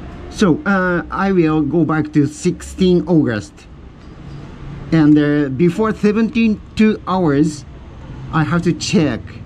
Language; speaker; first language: English; non-native, learner; Japanese